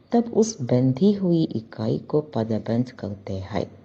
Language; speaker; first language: Hindi; non-native, local second language; Malayalam